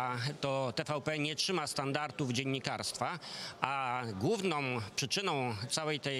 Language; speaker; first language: Polish; native; Polish